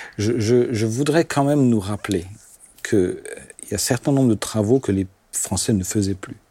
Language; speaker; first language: French; non-native, local second language; Swiss German